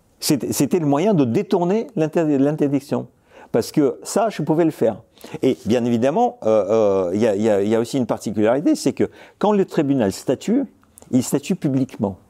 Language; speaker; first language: French; non-native, fluent; Russian